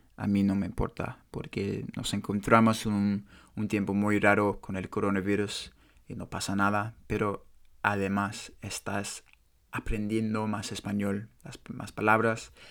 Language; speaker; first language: Spanish; non-native, learner; English